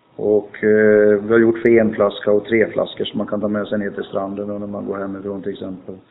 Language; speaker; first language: Swedish; native; Swedish